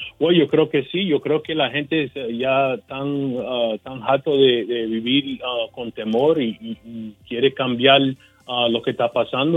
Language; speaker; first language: Spanish; early bilingual, heritage; Spanish